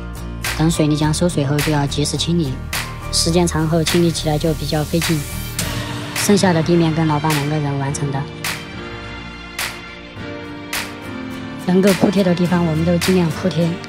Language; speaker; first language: Chinese; native; Chinese